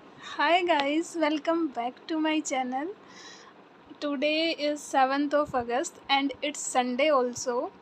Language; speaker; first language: English; non-native, local second language; Hindi